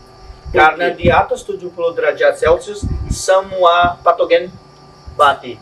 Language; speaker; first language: Indonesian; non-native, learner; Spanish